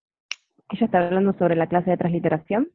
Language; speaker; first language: Spanish; native; Spanish